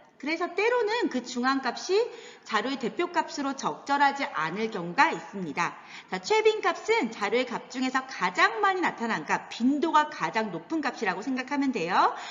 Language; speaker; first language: Korean; native; Korean